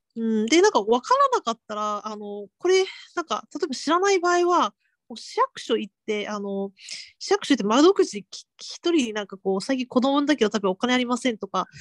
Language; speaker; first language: Japanese; non-native, fluent; Chinese